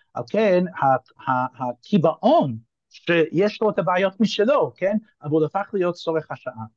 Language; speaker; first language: Hebrew; non-native, fluent; English